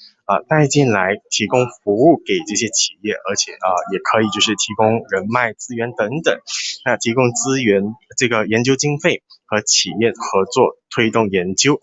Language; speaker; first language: Chinese; native; Chinese